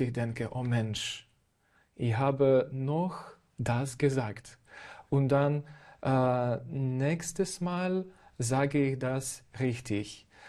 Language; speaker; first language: German; non-native, fluent; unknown